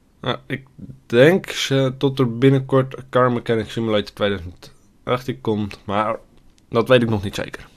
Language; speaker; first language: Dutch; native; Dutch